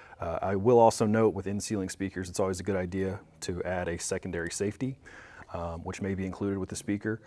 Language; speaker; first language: English; native; English